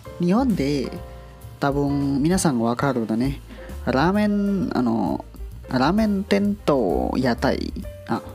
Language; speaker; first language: Japanese; non-native, learner; Indonesian